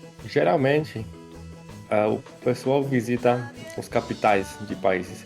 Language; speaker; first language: Portuguese; non-native, fluent; Polish